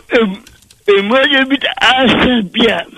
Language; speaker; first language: French; non-native, local second language; Réunion Creole French